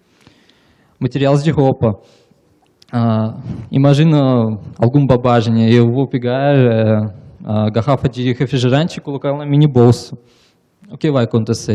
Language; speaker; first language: Portuguese; non-native, learner; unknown